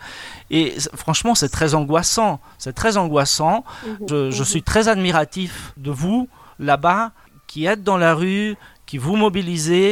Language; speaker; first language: French; non-native, fluent; Spanish